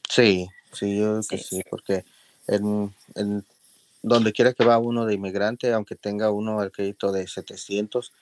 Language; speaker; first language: Spanish; native; Spanish